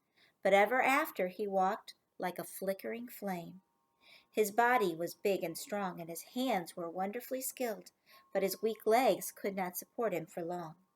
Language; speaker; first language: English; native; English